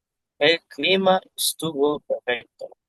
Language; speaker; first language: Spanish; non-native, learner; Filipino